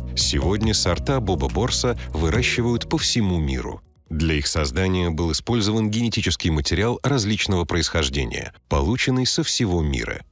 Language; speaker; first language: Russian; native; Russian